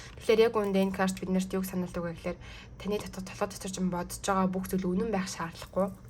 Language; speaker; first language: Mongolian; early bilingual, heritage; Mongolian